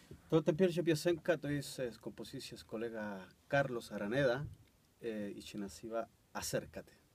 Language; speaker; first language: Polish; non-native, learner; Spanish